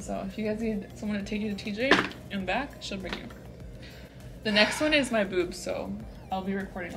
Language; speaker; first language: English; early bilingual, other home language; Spanish